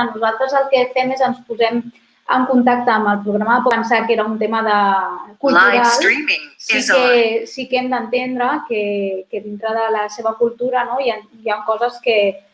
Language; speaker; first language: Catalan; native; Catalan